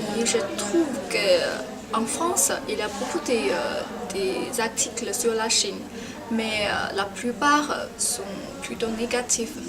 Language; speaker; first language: French; non-native, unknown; Chinese